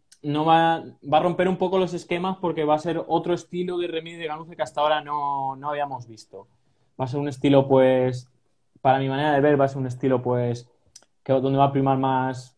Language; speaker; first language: Spanish; native; Spanish